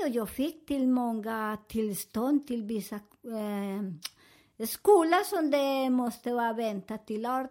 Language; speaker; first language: Swedish; non-native, learner; Spanish